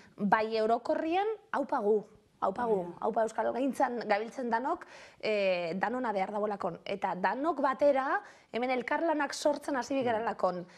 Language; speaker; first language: Basque; native; Basque